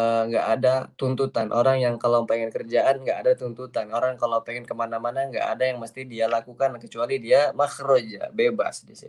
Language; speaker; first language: Indonesian; native; Indonesian